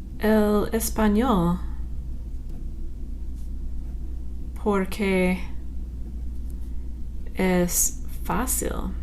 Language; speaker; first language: Spanish; non-native, fluent; English